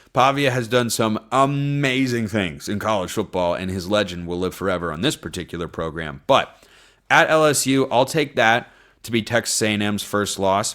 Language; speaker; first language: English; native; English